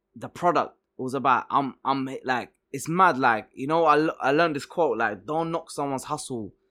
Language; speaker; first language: English; early bilingual, other home language; Arabic